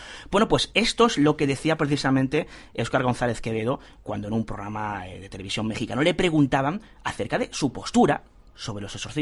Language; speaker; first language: Spanish; native; Spanish